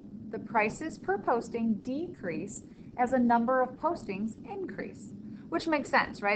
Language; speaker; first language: English; native; English